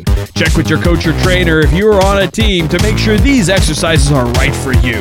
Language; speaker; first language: English; native; English